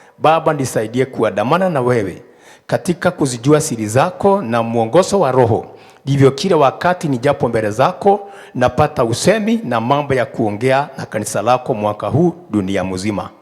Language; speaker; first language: Swahili; non-native, local second language; Kikuyu